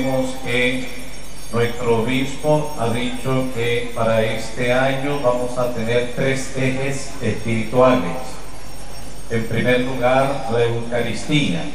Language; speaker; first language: Spanish; native; Spanish